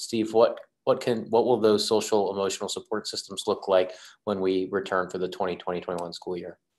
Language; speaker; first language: English; native; English